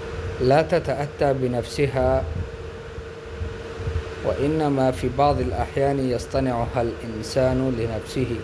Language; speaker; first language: Arabic; non-native, fluent; Urdu